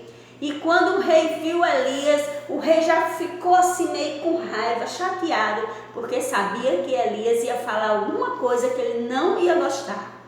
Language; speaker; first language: Portuguese; native; Portuguese